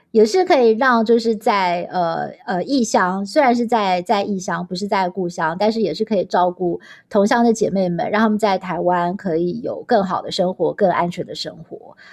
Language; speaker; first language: Chinese; native; Chinese